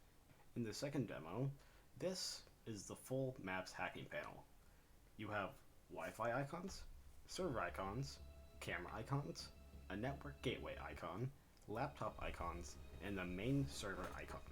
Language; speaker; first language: English; native; English